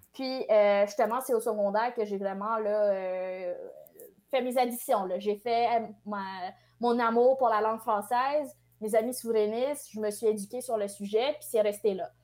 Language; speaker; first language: French; early bilingual, other home language; Tamil